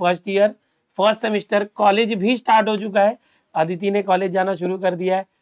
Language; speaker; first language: Hindi; non-native, local second language; Marathi